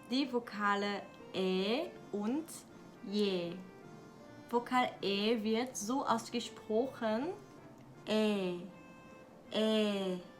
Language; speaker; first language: German; non-native, learner; Korean